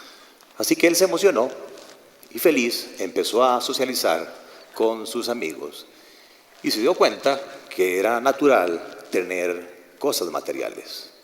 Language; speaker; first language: Spanish; native; Spanish